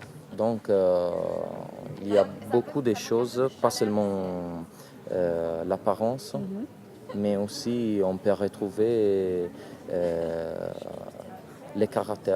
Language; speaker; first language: French; non-native, fluent; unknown